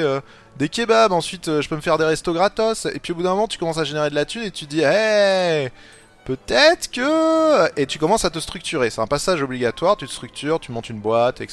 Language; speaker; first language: French; native; French